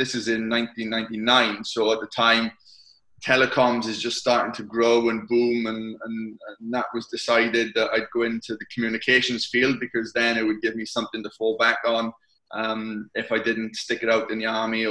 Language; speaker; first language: English; native; English